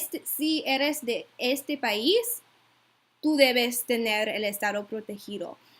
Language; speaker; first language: Spanish; non-native, learner; English